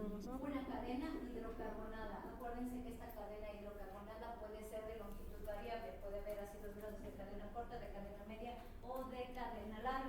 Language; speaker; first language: Spanish; native; Spanish